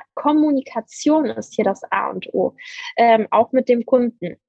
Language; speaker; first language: German; native; German